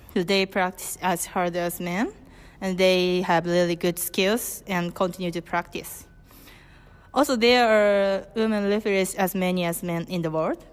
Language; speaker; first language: English; non-native, learner; Japanese